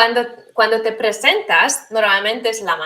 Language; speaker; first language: Spanish; non-native, fluent; Polish